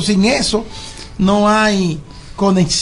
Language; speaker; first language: Spanish; native; Spanish